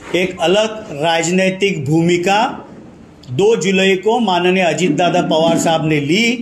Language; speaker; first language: Hindi; non-native, local second language; Marathi